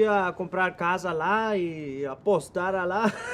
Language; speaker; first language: Portuguese; non-native, learner; Spanish